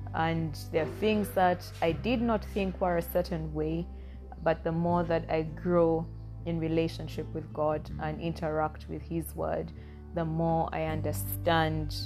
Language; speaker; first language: English; non-native, local second language; Acoli